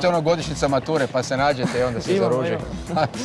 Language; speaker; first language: Croatian; native; Croatian